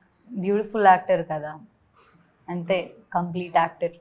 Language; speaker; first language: Telugu; non-native, learner; Malayalam